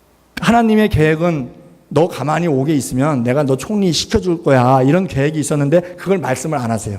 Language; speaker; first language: Korean; native; Korean